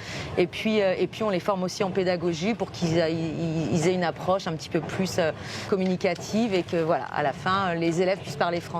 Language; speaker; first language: French; native; French